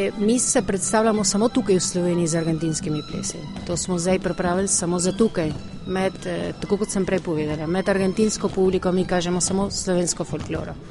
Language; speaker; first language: Slovenian; early bilingual, heritage; Slovenian